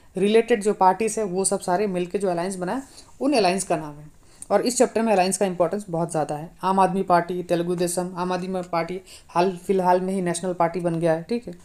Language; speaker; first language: Hindi; non-native, local second language; Nepali